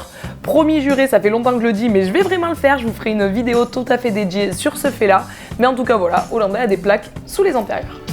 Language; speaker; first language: French; native; French